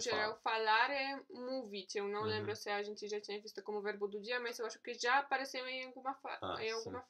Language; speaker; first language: Portuguese; non-native, fluent; Polish